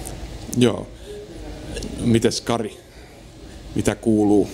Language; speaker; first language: Finnish; native; Finnish